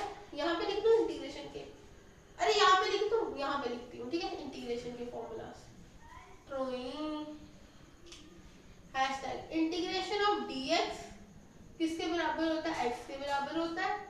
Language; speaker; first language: Hindi; native; Hindi